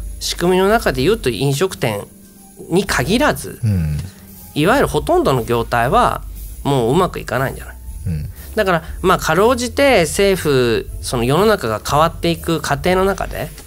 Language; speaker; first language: Japanese; native; Japanese